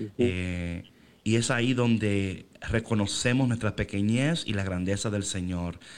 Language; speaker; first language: Spanish; native; Spanish